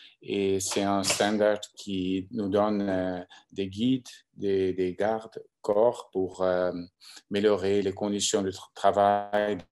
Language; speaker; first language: French; non-native, local second language; German